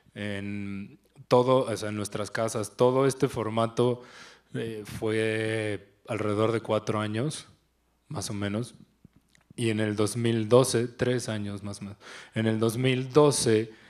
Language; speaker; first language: Spanish; native; Spanish